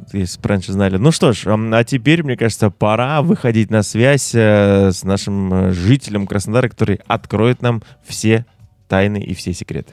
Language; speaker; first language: Russian; native; Russian